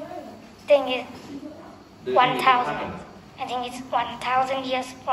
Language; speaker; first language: English; non-native, learner; Vietnamese